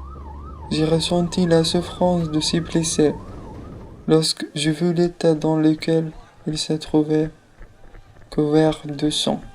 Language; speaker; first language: French; non-native, fluent; Arabic